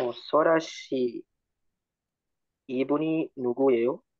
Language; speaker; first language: Korean; non-native, learner; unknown